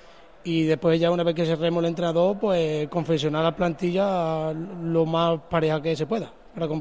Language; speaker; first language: Spanish; native; Spanish